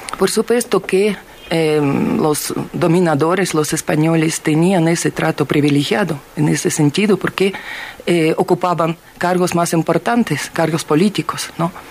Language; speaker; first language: Spanish; non-native, fluent; Russian